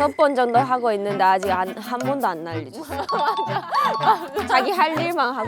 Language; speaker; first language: Korean; non-native, fluent; Japanese